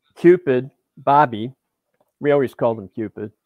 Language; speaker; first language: English; native; English